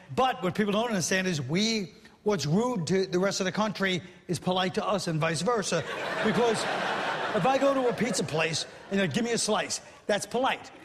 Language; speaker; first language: English; native; English